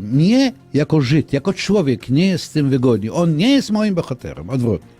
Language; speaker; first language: Polish; non-native, fluent; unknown